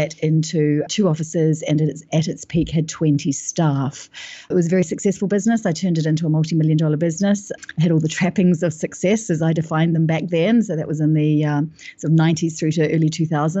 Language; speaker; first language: English; native; English